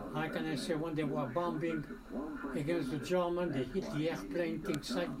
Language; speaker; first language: English; non-native, learner; Armenian